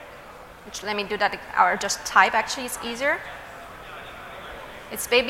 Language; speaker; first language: English; non-native, fluent; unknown